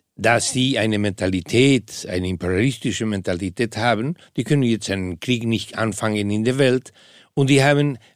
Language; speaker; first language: German; non-native, fluent; Spanish